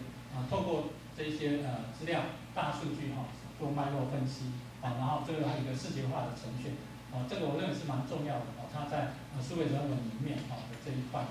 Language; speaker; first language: Chinese; native; Chinese